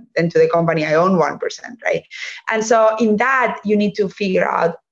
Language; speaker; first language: English; non-native, fluent; Spanish